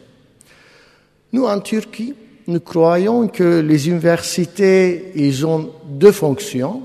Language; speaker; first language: French; non-native, fluent; Turkish